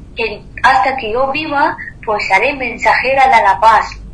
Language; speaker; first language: Spanish; non-native, fluent; Persian